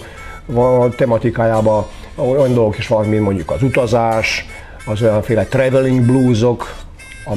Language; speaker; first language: Hungarian; non-native, local second language; Serbian